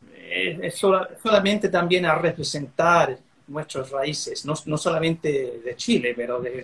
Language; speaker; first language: Spanish; early bilingual, heritage; Spanish